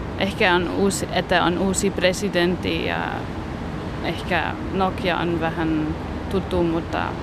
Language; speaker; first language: Finnish; non-native, learner; German